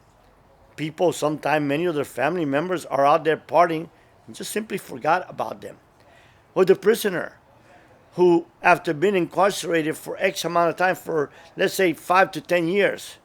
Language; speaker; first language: English; early bilingual, other home language; Spanish